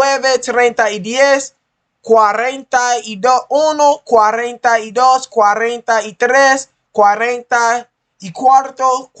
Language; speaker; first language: Spanish; non-native, learner; English